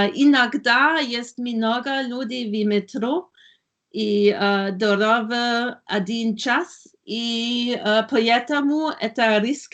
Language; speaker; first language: Russian; non-native, learner; German